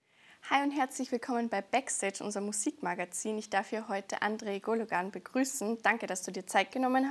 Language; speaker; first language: German; native; German